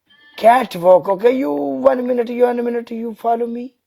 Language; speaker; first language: English; non-native, learner; Punjabi